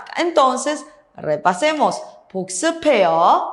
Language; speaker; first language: Spanish; native; Spanish